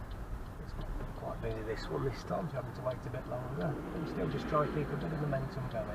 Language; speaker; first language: English; native; English